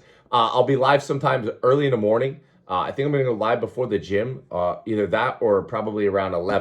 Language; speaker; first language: English; native; English